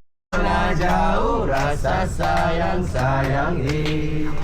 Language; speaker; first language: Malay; non-native, fluent; Chinese